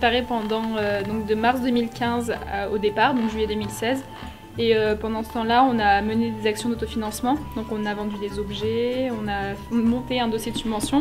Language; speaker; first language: French; native; French